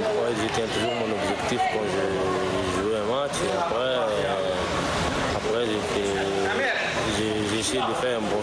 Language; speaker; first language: French; non-native, local second language; Malagasy